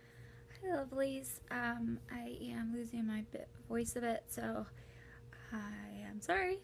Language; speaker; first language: English; native; English